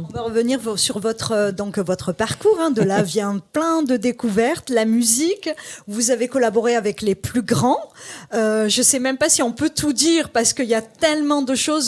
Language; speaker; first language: French; native; French